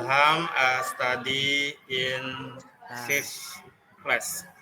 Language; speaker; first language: English; non-native, learner; Indonesian